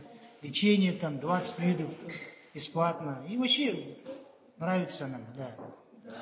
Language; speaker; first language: Russian; non-native, local second language; Uzbek